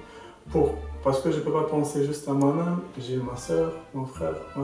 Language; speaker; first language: French; non-native, local second language; Arabic